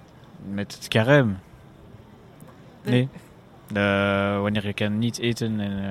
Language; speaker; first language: Dutch; non-native, learner; French